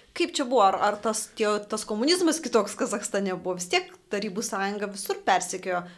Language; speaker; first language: Lithuanian; native; Lithuanian